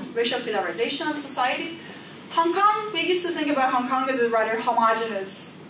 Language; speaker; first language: English; non-native, fluent; Indonesian